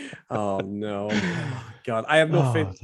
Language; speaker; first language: English; native; English